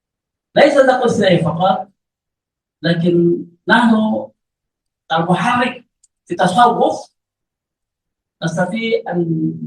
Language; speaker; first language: Arabic; non-native, learner; Malay